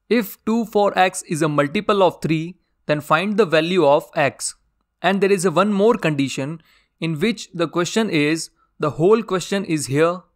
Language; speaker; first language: English; non-native, local second language; Hindi